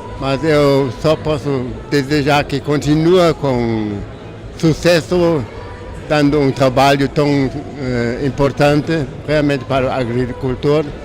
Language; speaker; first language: Portuguese; non-native, fluent; German